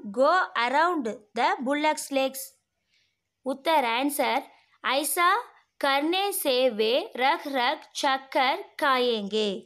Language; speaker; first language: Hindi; non-native, local second language; Tamil